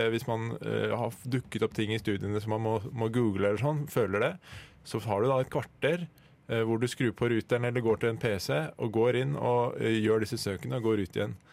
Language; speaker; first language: Norwegian; native; Norwegian